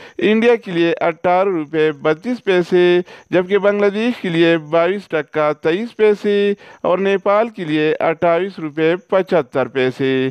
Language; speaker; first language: Urdu; non-native, local second language; Pashto